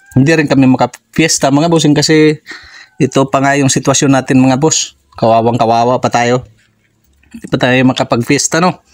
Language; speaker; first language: Filipino; non-native, local second language; Cebuano